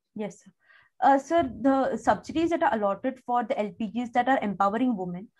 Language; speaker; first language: English; non-native, local second language; Kannada